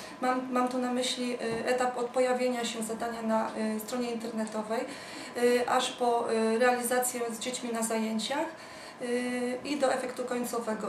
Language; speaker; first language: Polish; native; Polish